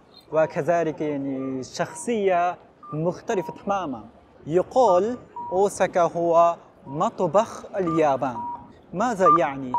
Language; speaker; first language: Arabic; non-native, fluent; Japanese